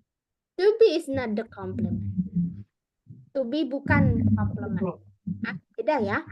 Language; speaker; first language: English; non-native, local second language; Indonesian